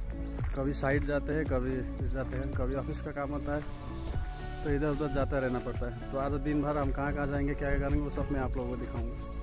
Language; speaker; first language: Hindi; non-native, local second language; Nepali